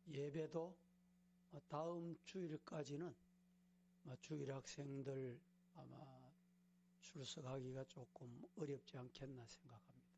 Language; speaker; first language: Korean; native; Korean